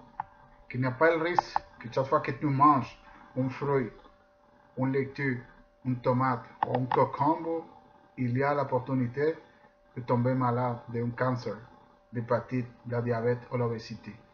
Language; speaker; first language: French; non-native, fluent; Spanish